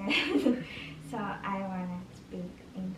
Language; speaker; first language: English; non-native, learner; Japanese